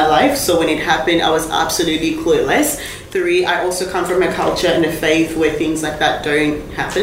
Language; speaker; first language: English; non-native, local second language; Shona